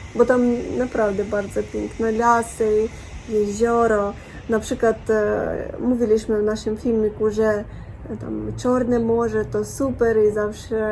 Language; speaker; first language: Polish; non-native, learner; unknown